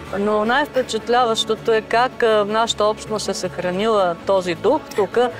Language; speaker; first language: Bulgarian; early bilingual, heritage; Bulgarian